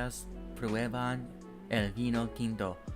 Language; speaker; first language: Spanish; non-native, learner; English